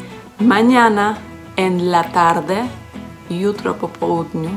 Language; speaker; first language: Spanish; non-native, fluent; Polish